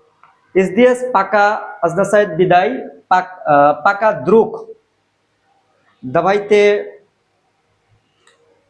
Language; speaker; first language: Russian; non-native, learner; Bangla